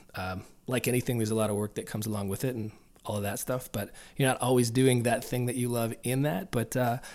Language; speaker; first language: English; native; English